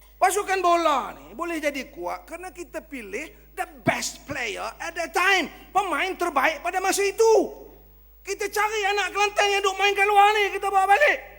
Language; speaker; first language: Malay; native; Malay